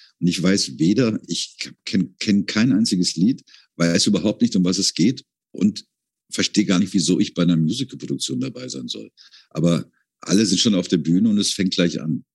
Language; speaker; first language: German; native; German